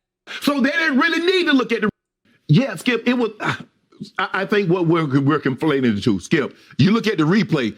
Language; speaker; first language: English; native; English